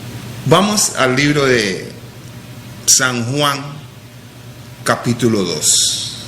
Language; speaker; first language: Spanish; non-native, local second language; English